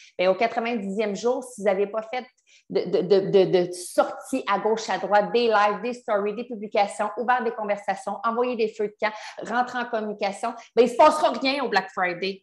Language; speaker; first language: French; native; French